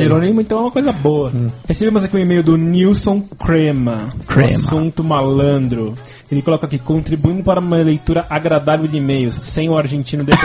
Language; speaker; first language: Portuguese; native; Portuguese